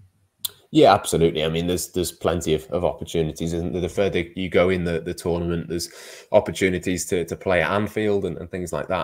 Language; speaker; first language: English; native; English